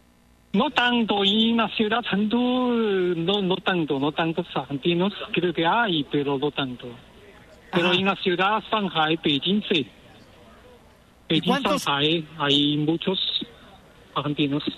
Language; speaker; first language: Spanish; non-native, learner; Chinese